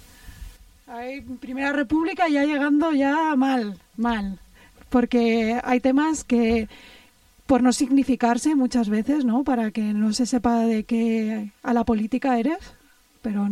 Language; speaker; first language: Spanish; native; Spanish